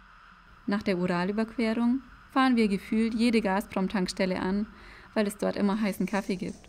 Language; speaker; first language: German; native; German